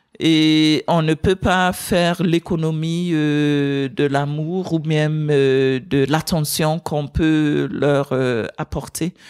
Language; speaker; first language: French; non-native, fluent; English